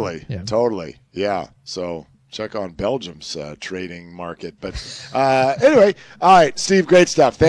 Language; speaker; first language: English; native; English